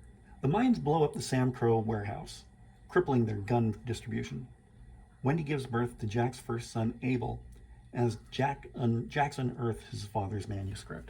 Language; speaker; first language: English; native; English